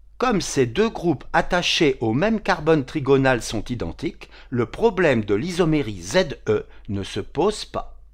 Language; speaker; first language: French; native; French